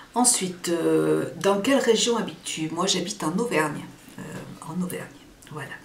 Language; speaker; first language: French; early bilingual, other home language; Portuguese